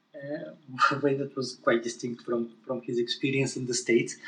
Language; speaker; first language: English; non-native, fluent; Bulgarian